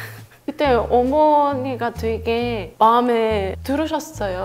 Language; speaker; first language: Korean; non-native, fluent; French